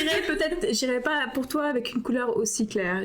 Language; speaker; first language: French; native; French